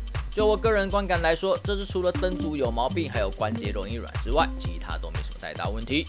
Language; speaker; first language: Chinese; native; Chinese